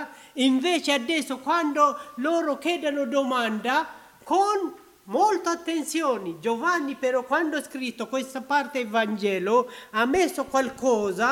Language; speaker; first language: Italian; non-native, learner; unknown